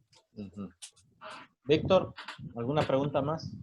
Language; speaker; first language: Spanish; native; Spanish